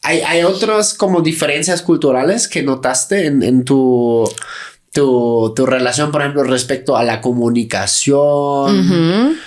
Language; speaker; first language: Spanish; native; Spanish